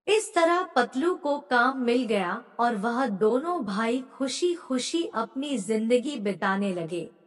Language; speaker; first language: Hindi; native; Hindi